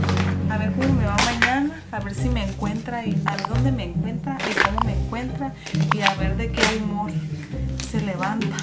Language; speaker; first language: Spanish; native; Spanish